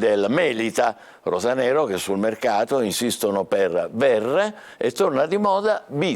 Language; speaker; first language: Italian; native; Italian